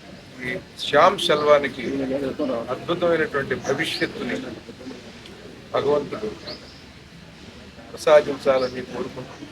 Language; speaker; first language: Telugu; native; Telugu